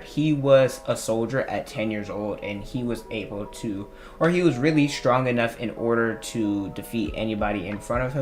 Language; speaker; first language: English; native; English